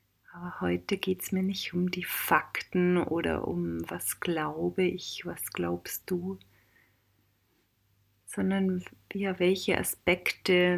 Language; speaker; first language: German; native; German